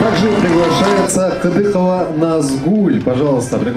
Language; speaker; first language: Russian; native; Russian